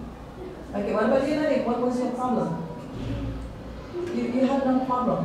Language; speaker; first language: English; non-native, fluent; Indonesian